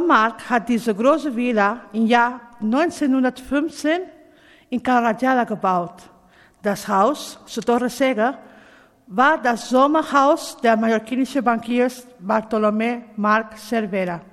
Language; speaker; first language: German; non-native, learner; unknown